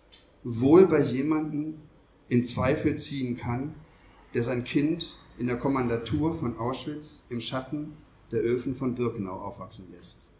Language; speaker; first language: German; native; German